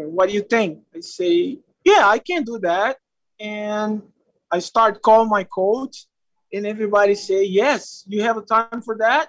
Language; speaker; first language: English; non-native, learner; Portuguese